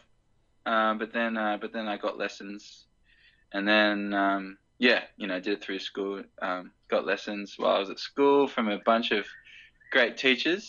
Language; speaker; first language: English; native; English